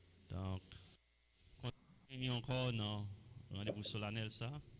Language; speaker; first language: French; native; French